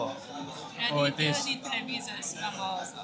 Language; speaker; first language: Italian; non-native, learner; English